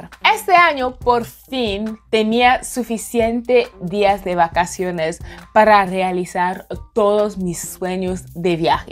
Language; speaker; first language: Spanish; non-native, fluent; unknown